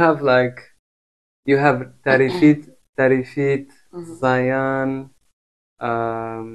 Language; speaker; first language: English; native; English